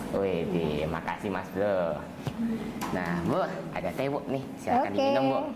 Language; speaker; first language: Indonesian; native; Indonesian